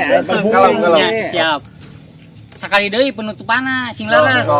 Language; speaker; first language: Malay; non-native, local second language; Sundanese